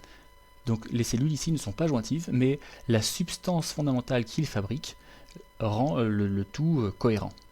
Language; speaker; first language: French; native; French